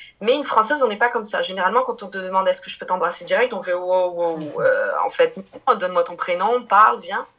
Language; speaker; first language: French; early bilingual, other home language; Portuguese